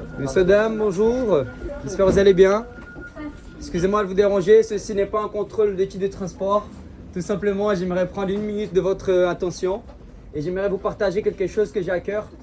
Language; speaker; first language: French; early bilingual, other home language; Portuguese